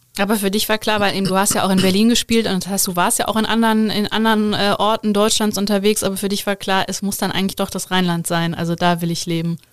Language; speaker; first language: German; native; German